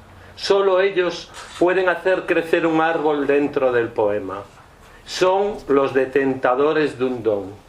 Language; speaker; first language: Spanish; native; Spanish